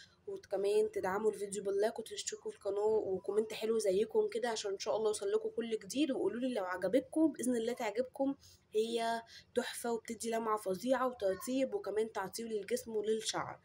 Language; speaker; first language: Arabic; native; Arabic